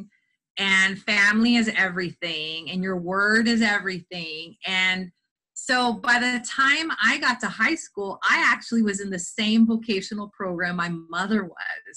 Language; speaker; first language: English; native; English